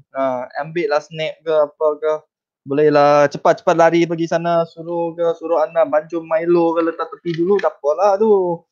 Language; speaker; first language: Malay; non-native, local second language; Chinese